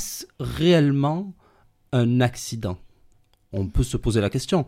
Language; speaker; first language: French; native; French